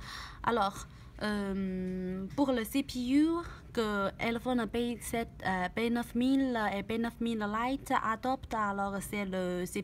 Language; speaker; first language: French; non-native, learner; Chinese